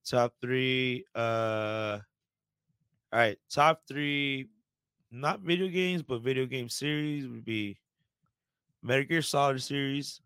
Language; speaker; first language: English; early bilingual, other home language; Spanish